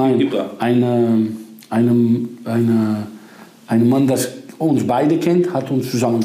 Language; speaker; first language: German; non-native, fluent; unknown